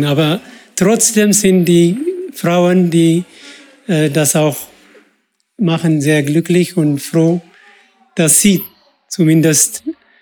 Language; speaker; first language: German; non-native, fluent; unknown